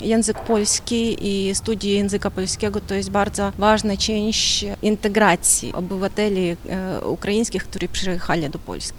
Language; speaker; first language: Polish; non-native, fluent; Ukrainian